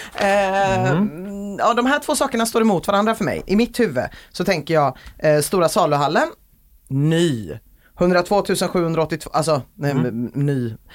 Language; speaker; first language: Swedish; native; Swedish